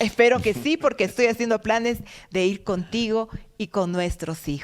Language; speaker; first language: Spanish; native; Spanish